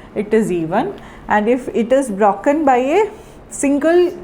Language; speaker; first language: English; non-native, local second language; Malayalam